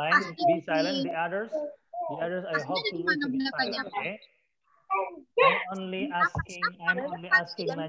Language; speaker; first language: English; non-native, learner; Indonesian